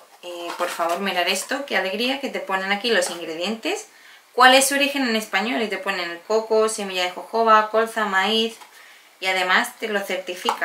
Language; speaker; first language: Spanish; native; Spanish